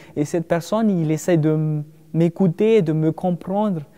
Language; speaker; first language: French; non-native, local second language; Malagasy